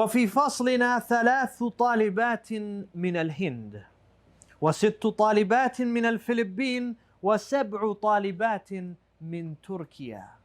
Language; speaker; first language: Arabic; non-native, fluent; English